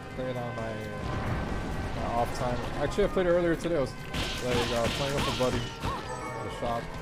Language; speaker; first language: English; native; English